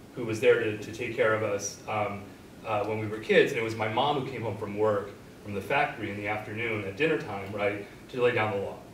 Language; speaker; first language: English; native; English